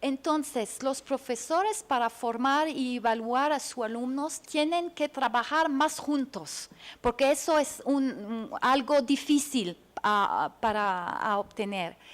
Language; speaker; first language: Spanish; non-native, fluent; French